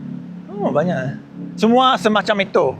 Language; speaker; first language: Indonesian; non-native, learner; English